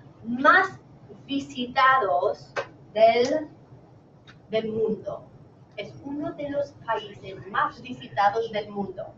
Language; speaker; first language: Spanish; non-native, fluent; English